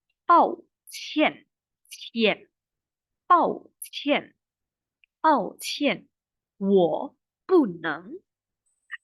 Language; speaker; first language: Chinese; non-native, fluent; Indonesian